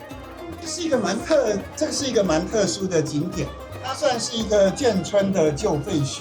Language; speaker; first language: Chinese; native; Chinese